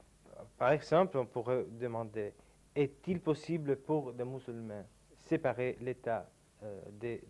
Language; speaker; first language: French; non-native, fluent; Italian